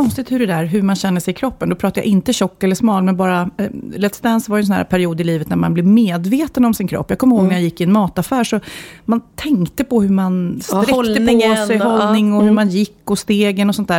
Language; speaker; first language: Swedish; native; Swedish